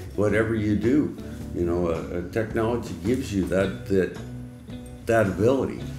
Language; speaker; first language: English; native; English